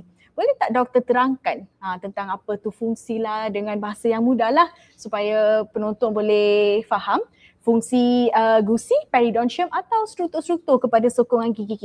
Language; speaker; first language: Malay; native; Malay